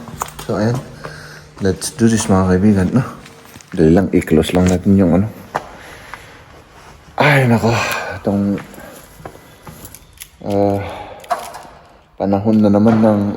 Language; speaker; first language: Filipino; native; Filipino